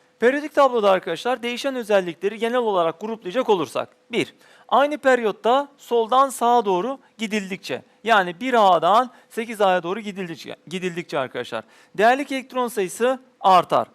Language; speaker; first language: Turkish; native; Turkish